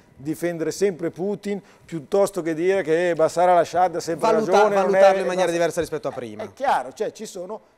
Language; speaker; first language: Italian; native; Italian